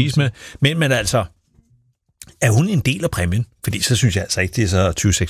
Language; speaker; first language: Danish; native; Danish